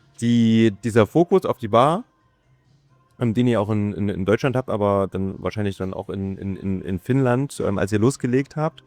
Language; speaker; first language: German; native; German